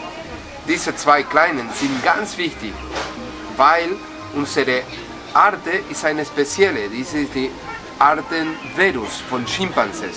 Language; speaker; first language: German; non-native, learner; Spanish